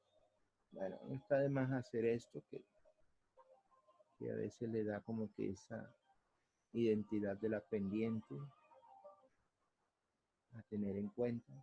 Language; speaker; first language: Spanish; native; Spanish